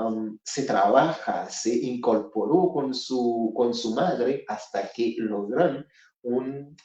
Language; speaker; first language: Spanish; non-native, fluent; Haitian Creole